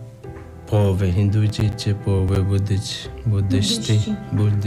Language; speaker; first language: Polish; non-native, learner; Nepali